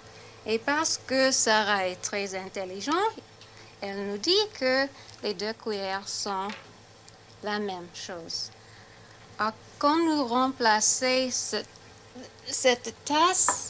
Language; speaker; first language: French; non-native, learner; English